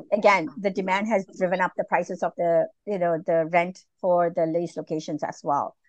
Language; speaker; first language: English; non-native, local second language; Tamil